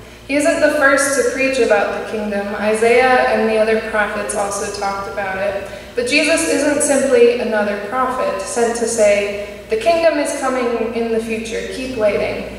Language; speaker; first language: English; native; English